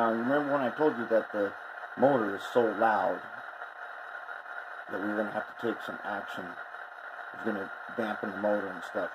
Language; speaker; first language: English; native; English